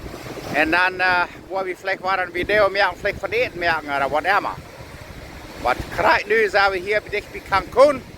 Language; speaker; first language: German; non-native, learner; Plautdietsch